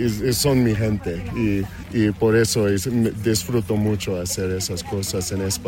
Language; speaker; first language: Spanish; non-native, fluent; English